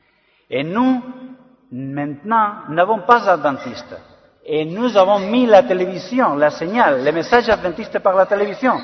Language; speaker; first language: French; non-native, learner; Spanish